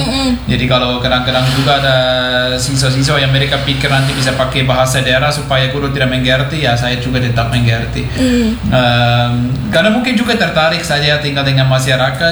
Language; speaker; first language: Indonesian; non-native, fluent; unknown